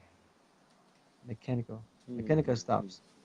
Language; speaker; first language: English; non-native, fluent; Portuguese